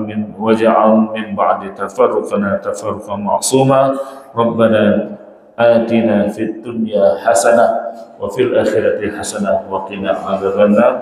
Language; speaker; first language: Arabic; non-native, fluent; Indonesian